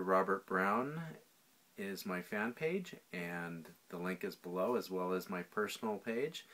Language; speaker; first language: English; native; English